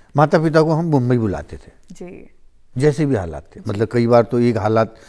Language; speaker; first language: Hindi; native; Hindi